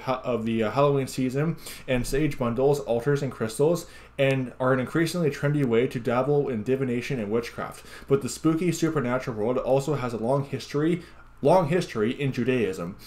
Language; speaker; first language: English; native; English